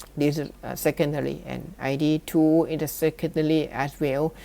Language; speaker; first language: English; non-native, learner; Thai